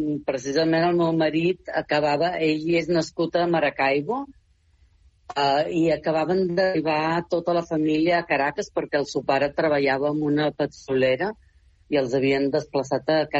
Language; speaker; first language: Catalan; native; Catalan